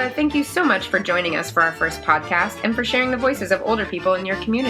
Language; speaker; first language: English; native; English